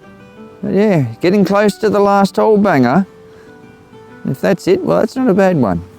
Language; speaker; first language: English; native; English